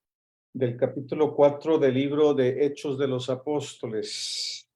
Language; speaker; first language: Spanish; native; Spanish